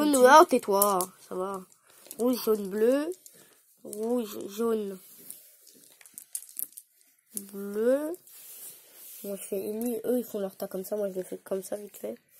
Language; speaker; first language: French; native; French